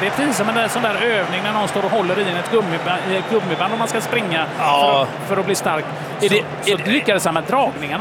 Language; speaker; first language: Swedish; native; Swedish